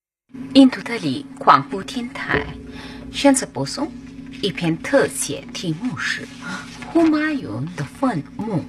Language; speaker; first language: Chinese; non-native, learner; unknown